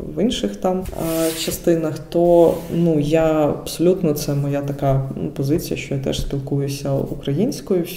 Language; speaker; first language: Ukrainian; non-native, local second language; Russian